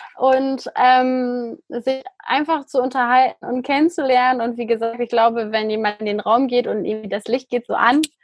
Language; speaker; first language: German; native; German